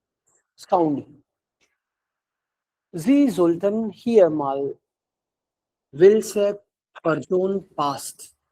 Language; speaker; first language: German; non-native, fluent; Hindi